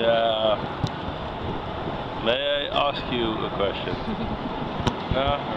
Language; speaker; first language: English; non-native, learner; Dutch